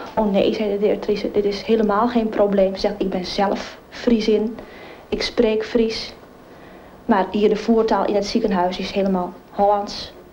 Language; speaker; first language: Dutch; native; Dutch